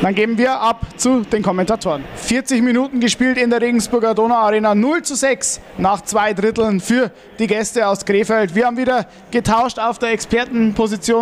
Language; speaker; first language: German; native; German